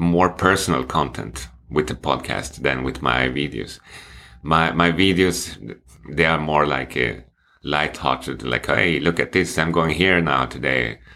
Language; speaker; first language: English; non-native, fluent; Swedish